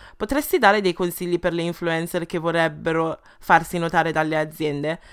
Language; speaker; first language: Italian; early bilingual, other home language; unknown